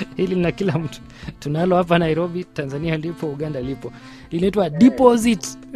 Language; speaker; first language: Swahili; native; Swahili